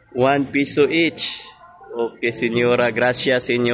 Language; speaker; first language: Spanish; non-native, learner; Cebuano